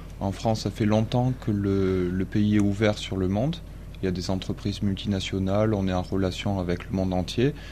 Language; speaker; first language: French; native; French